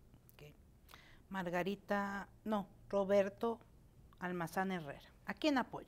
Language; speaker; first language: Spanish; native; Spanish